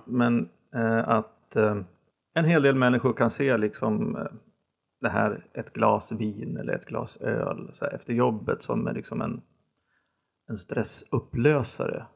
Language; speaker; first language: Swedish; native; Swedish